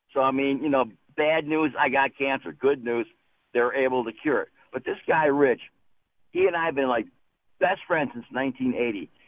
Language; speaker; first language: English; native; English